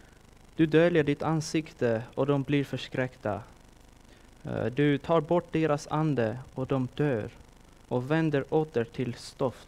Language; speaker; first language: Swedish; non-native, fluent; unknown